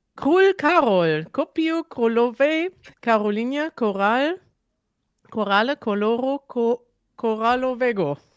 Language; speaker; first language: Polish; non-native, learner; German